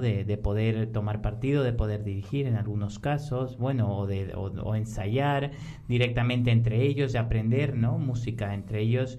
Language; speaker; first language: Spanish; native; Spanish